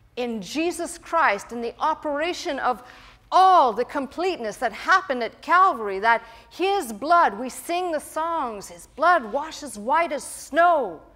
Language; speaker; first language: English; native; English